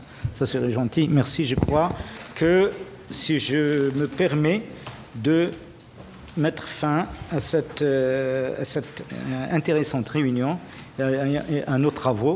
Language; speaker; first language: French; non-native, fluent; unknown